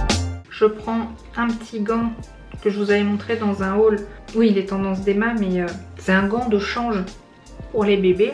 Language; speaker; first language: French; native; French